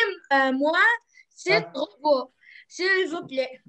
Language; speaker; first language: French; non-native, learner; Arabic